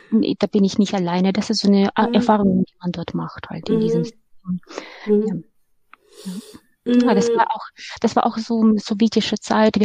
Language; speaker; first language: German; non-native, fluent; Ukrainian